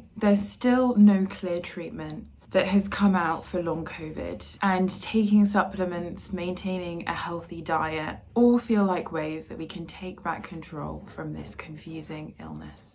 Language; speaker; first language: English; native; English